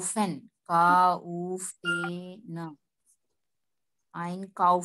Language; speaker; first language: German; non-native, learner; Hindi